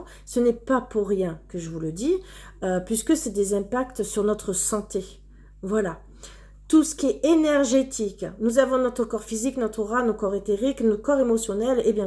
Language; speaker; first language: French; native; French